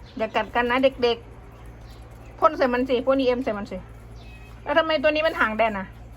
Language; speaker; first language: Thai; native; Thai